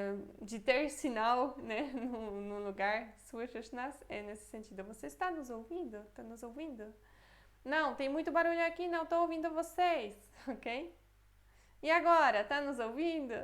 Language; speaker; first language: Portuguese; non-native, fluent; Polish